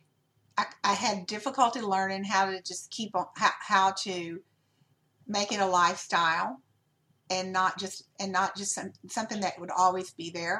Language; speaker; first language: English; native; English